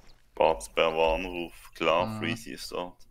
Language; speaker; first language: German; native; German